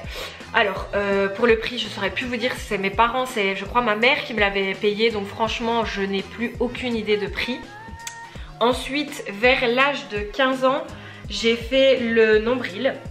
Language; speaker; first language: French; native; French